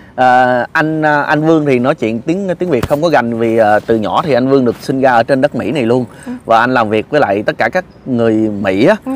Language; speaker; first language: Vietnamese; native; Vietnamese